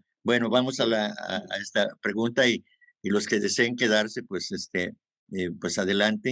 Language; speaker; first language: Spanish; native; Spanish